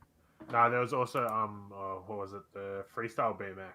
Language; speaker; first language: English; native; English